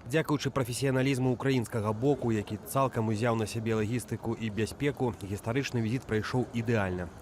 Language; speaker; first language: Belarusian; native; Belarusian